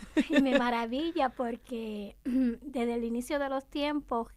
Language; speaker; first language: Spanish; native; Spanish